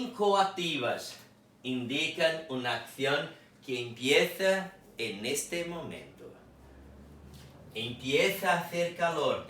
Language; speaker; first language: Spanish; non-native, fluent; Portuguese